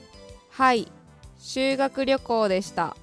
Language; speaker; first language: Japanese; non-native, learner; English